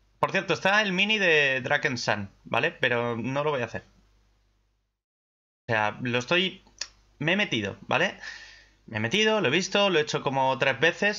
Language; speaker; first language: Spanish; native; Spanish